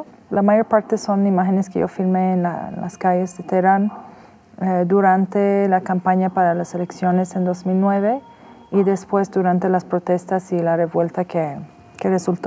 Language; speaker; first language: Spanish; non-native, fluent; Persian